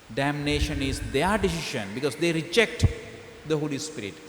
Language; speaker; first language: English; non-native, local second language; Sinhala